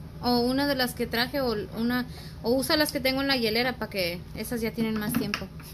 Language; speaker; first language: Spanish; early bilingual, heritage; Spanish